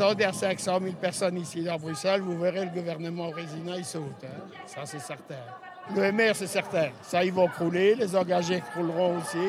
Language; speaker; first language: French; early bilingual, other home language; Spanish